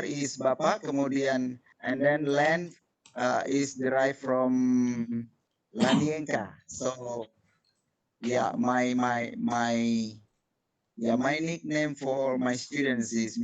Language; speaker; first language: English; non-native, fluent; Indonesian